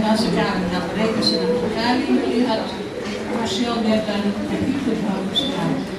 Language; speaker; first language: Indonesian; non-native, fluent; Dutch